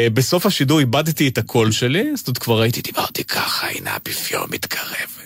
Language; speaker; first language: Hebrew; early bilingual, other home language; Russian